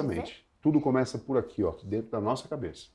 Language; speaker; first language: Portuguese; native; Portuguese